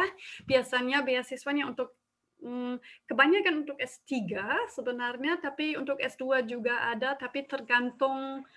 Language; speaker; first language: Indonesian; non-native, fluent; German